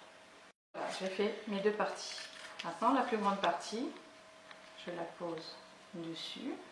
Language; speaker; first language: French; native; French